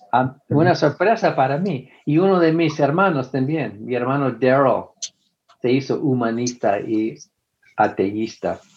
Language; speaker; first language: Spanish; non-native, fluent; English